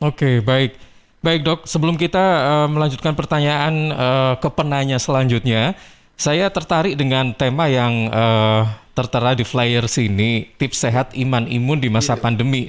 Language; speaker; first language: Indonesian; native; Indonesian